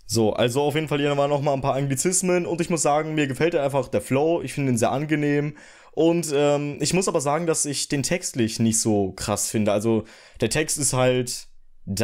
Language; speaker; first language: German; native; German